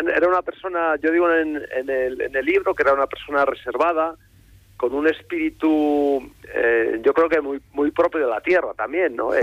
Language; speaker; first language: Spanish; native; Spanish